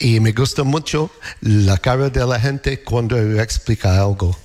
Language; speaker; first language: Spanish; non-native, learner; English